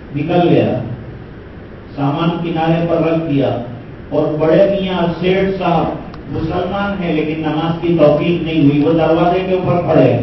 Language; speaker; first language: Urdu; non-native, local second language; Gujarati